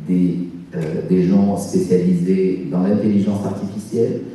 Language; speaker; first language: French; non-native, local second language; Arabic